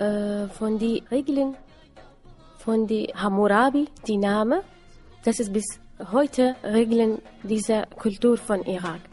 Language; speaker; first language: German; non-native, learner; Assyrian Neo-Aramaic